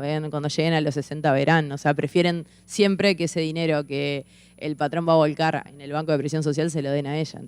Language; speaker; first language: Spanish; native; Spanish